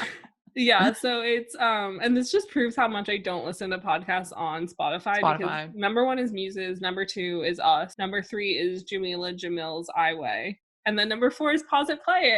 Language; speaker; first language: English; native; English